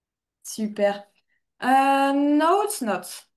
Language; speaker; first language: English; non-native, fluent; French